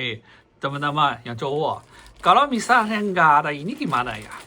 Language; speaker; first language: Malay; non-native, fluent; Chinese